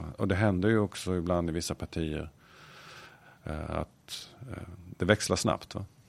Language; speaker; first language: Swedish; native; Swedish